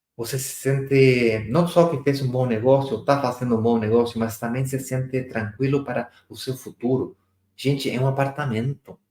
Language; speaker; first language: Portuguese; non-native, fluent; Spanish